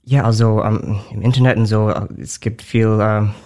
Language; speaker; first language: German; non-native, learner; English